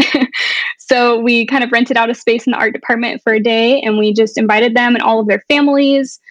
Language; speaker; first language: English; native; English